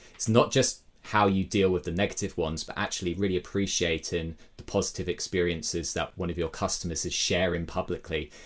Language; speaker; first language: English; native; English